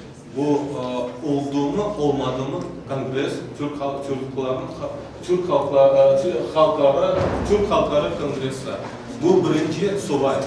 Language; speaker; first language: Turkish; non-native, learner; Tatar